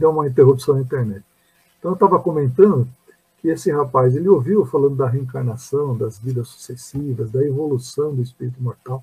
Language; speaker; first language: Portuguese; native; Portuguese